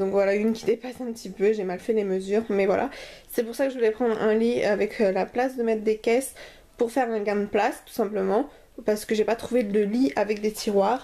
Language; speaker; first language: French; native; French